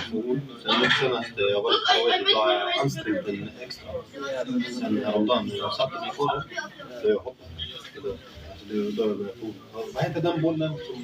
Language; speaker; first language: Swedish; non-native, local second language; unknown